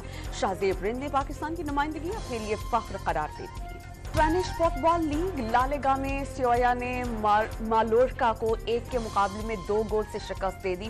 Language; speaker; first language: Urdu; native; Urdu